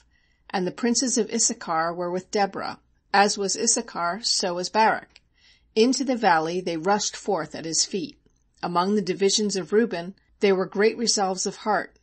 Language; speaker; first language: English; native; English